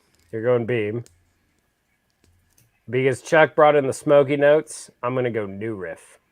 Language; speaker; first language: English; native; English